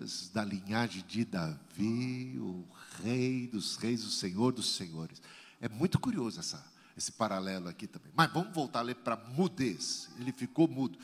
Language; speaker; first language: Portuguese; native; Portuguese